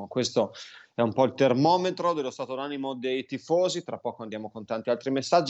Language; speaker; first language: Italian; native; Italian